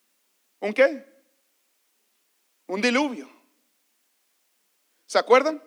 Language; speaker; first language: Spanish; early bilingual, heritage; Spanish